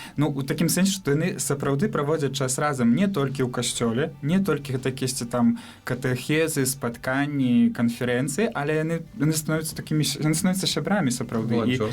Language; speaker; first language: Belarusian; native; Belarusian